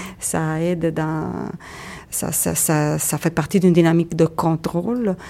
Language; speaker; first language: French; native; French